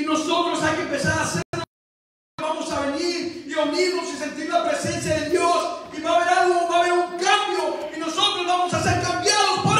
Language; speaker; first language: Spanish; early bilingual, heritage; Spanish